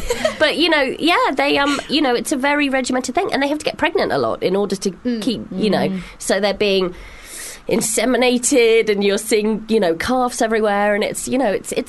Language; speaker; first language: English; native; English